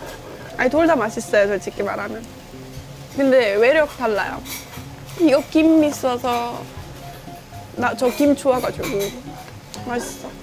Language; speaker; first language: Korean; non-native, fluent; Estonian